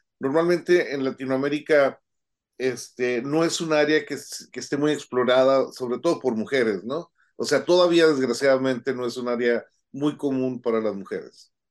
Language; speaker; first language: Spanish; native; Spanish